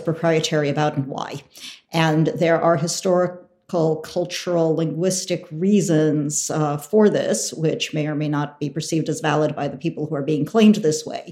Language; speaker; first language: English; early bilingual, other home language; Russian